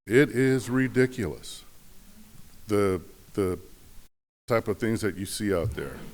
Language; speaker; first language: English; native; English